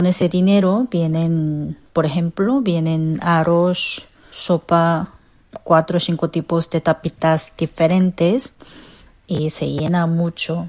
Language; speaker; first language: Spanish; non-native, fluent; Korean